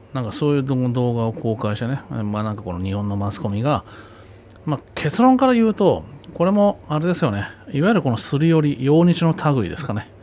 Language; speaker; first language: Japanese; native; Japanese